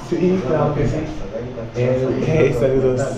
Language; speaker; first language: Spanish; non-native, learner; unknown